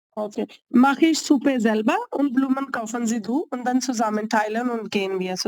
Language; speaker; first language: German; non-native, learner; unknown